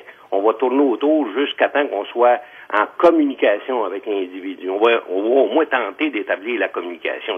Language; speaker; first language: French; native; French